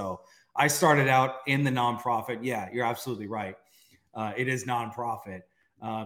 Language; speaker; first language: English; native; English